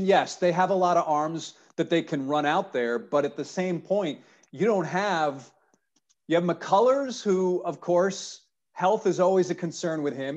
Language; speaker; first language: English; native; English